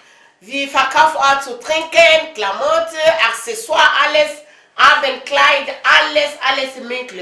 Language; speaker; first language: German; non-native, learner; Lingala